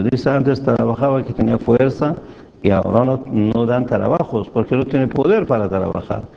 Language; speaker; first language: Spanish; non-native, fluent; Persian